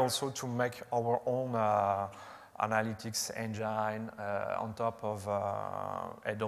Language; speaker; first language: English; non-native, fluent; French